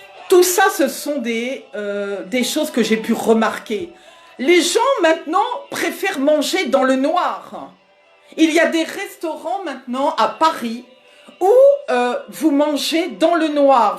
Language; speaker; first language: French; native; French